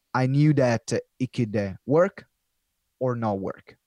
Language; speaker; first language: English; non-native, fluent; Italian